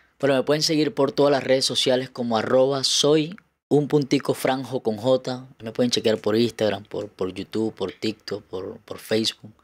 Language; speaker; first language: Spanish; native; Spanish